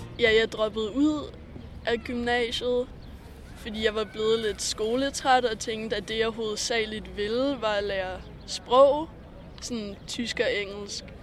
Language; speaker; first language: Danish; native; Danish